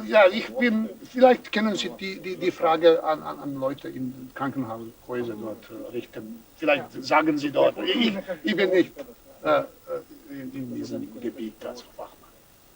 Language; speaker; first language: German; non-native, fluent; Serbian